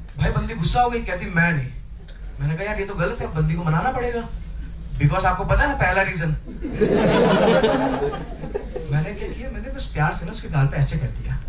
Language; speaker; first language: Hindi; non-native, local second language; Bangla